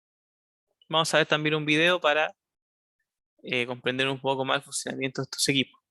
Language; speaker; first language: Spanish; native; Spanish